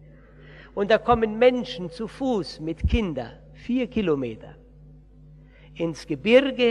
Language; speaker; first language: German; early bilingual, heritage; Portuguese